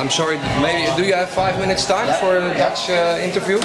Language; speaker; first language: English; non-native, fluent; Dutch